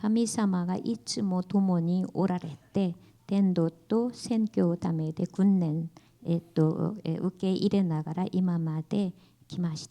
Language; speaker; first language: Japanese; non-native, learner; Korean